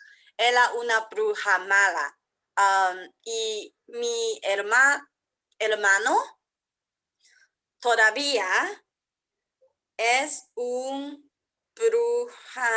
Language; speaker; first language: Spanish; non-native, learner; English